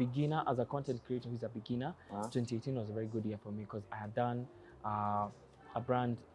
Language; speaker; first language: English; non-native, local second language; Kikuyu